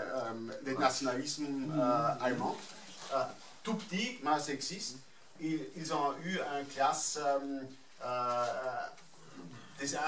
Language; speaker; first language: French; non-native, fluent; German